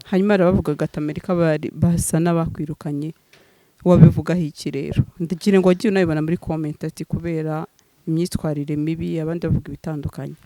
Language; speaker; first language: Kinyarwanda; native; Kinyarwanda